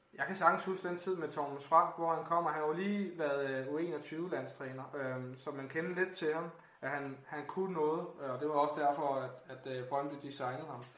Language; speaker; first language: Danish; native; Danish